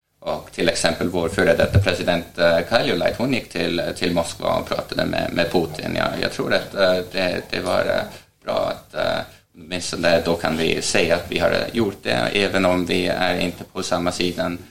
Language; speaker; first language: Swedish; non-native, fluent; Estonian